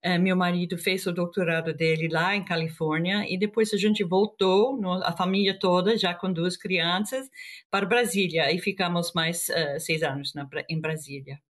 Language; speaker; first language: Portuguese; non-native, fluent; English